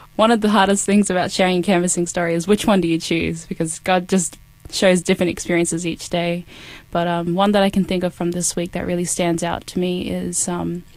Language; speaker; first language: English; native; English